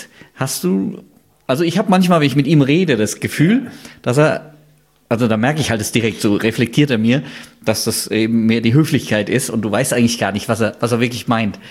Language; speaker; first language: German; native; German